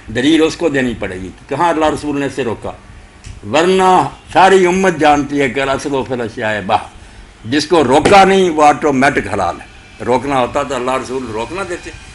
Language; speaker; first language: Urdu; non-native, local second language; Punjabi